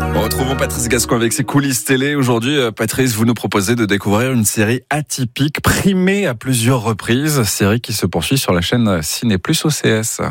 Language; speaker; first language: French; native; French